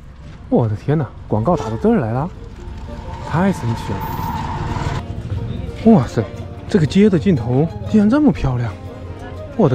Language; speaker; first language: Chinese; native; Chinese